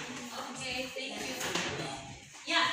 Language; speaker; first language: English; non-native, learner; Indonesian